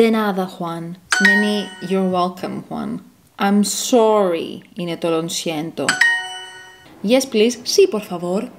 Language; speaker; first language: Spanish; non-native, learner; Greek